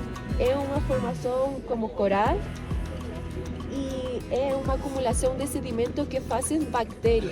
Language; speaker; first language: Portuguese; non-native, fluent; Spanish